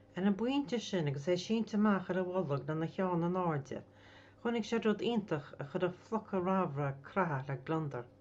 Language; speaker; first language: Irish; native; Irish